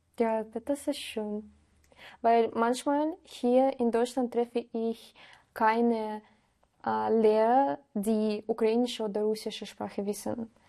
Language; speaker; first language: German; non-native, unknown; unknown